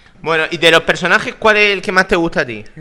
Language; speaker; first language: Spanish; native; Spanish